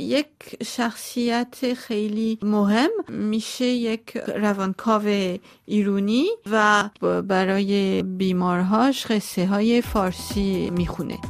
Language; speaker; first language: Persian; non-native, local second language; Armenian